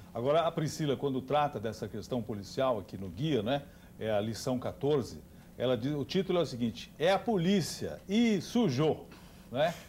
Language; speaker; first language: Portuguese; native; Portuguese